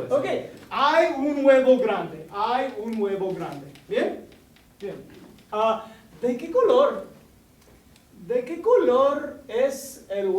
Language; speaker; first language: Spanish; non-native, fluent; English